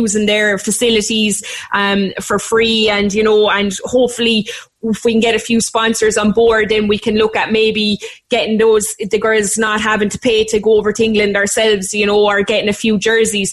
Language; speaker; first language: English; native; English